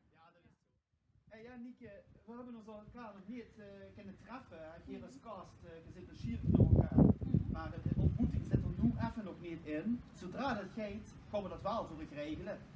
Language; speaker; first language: Dutch; non-native, local second language; Limburgish